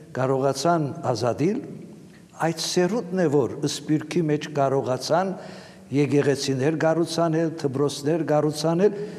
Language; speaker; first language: Armenian; native; Armenian